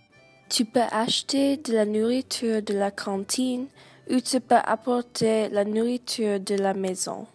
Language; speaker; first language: French; non-native, learner; English